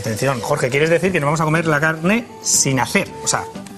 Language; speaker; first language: Spanish; native; Spanish